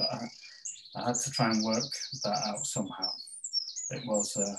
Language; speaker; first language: English; native; English